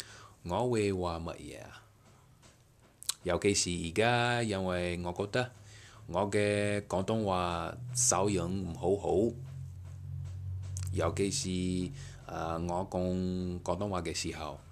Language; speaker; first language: Cantonese; non-native, learner; English